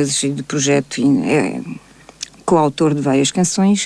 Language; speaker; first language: Portuguese; native; Portuguese